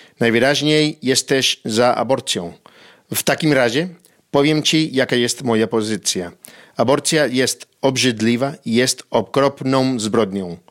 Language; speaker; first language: Polish; non-native, fluent; Spanish